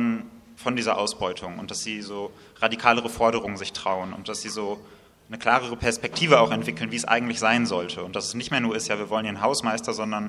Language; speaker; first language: German; native; German